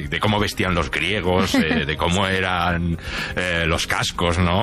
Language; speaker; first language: Spanish; native; Spanish